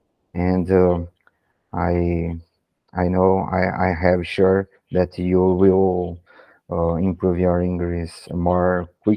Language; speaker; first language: English; non-native, learner; Portuguese